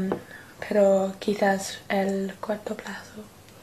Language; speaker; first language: Spanish; non-native, learner; English